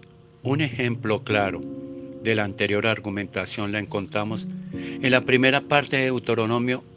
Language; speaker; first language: Spanish; native; Spanish